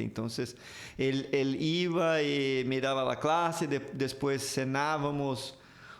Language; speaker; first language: Spanish; non-native, fluent; Portuguese